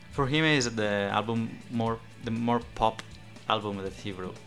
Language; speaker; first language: English; non-native, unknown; Italian